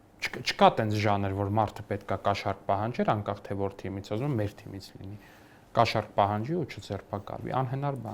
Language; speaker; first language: Armenian; native; Armenian